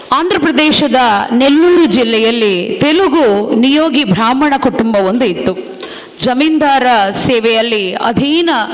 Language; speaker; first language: Kannada; non-native, local second language; Tulu